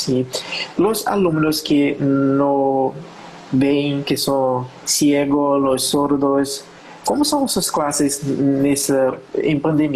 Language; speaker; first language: Spanish; non-native, learner; Portuguese